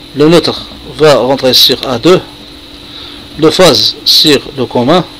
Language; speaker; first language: French; non-native, local second language; Arabic